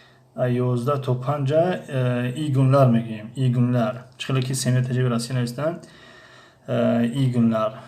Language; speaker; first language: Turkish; non-native, fluent; Tajik